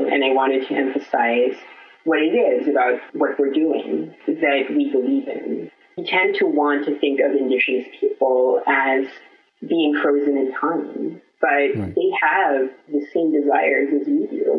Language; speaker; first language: English; non-native, local second language; Filipino